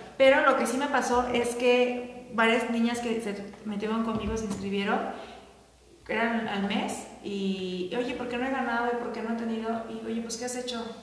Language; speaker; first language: Spanish; native; Spanish